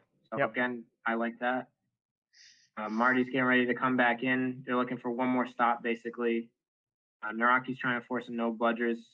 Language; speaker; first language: English; native; English